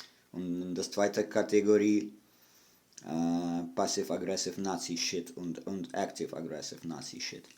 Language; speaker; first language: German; non-native, fluent; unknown